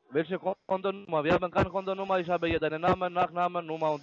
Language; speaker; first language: German; non-native, learner; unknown